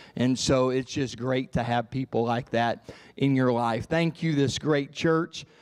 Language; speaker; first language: English; native; English